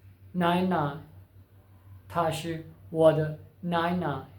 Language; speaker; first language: Chinese; non-native, fluent; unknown